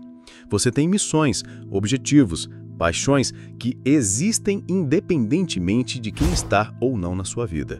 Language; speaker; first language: Portuguese; native; Portuguese